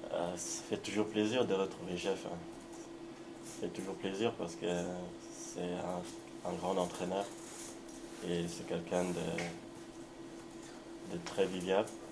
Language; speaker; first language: French; non-native, local second language; Luxembourgish